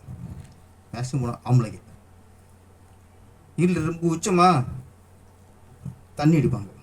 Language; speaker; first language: Tamil; native; Tamil